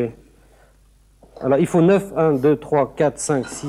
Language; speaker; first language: French; native; French